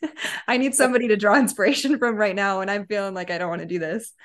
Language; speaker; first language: English; native; English